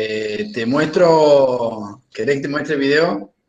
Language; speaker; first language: Spanish; native; Spanish